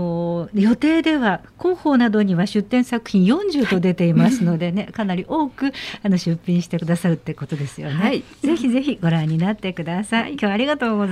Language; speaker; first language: Japanese; native; Japanese